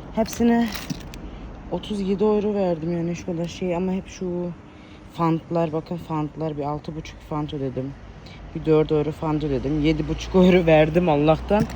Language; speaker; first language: Turkish; early bilingual, heritage; Turkish